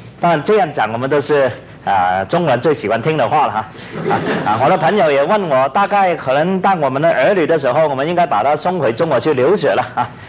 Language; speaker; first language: Chinese; non-native, local second language; Cantonese